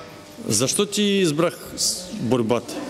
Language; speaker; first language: Bulgarian; non-native, learner; Russian